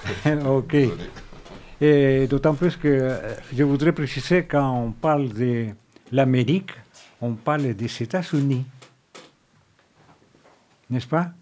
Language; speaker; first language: French; non-native, fluent; Spanish